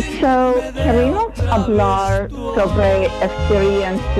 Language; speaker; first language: Spanish; non-native, fluent; English